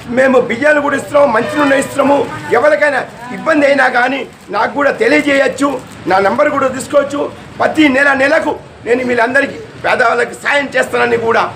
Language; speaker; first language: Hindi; non-native, local second language; Urdu